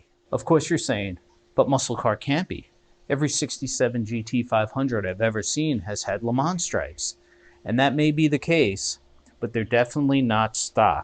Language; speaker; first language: English; native; English